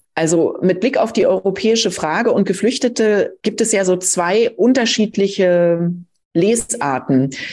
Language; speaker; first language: German; native; German